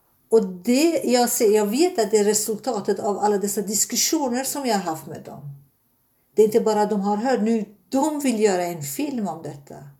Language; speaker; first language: Swedish; non-native, fluent; Persian